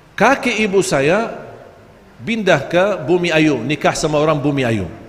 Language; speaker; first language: Malay; non-native, fluent; Arabic